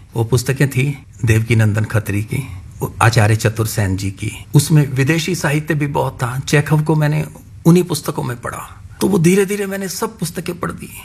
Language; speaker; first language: Hindi; non-native, local second language; Punjabi